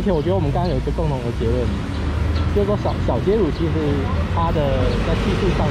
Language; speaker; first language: Chinese; native; Chinese